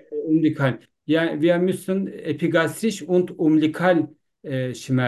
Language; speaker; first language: German; non-native, learner; Turkish